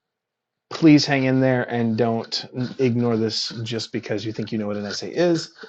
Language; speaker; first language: English; native; English